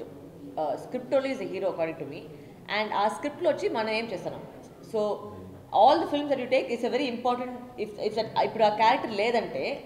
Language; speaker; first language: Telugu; non-native, learner; Tamil